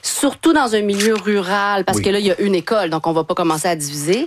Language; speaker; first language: French; native; French